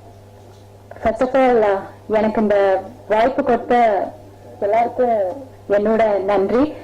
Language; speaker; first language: Tamil; non-native, fluent; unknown